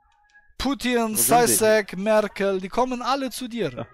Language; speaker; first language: German; native; German